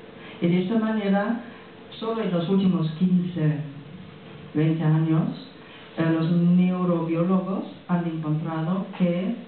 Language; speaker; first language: Spanish; non-native, fluent; French